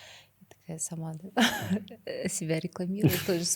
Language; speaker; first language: Russian; non-native, local second language; Kazakh